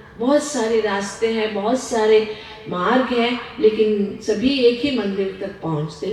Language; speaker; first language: Hindi; non-native, local second language; Kannada